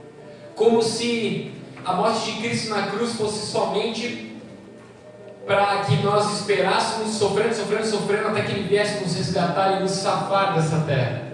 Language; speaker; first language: Portuguese; native; Portuguese